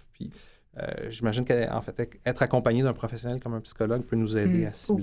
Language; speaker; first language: French; native; French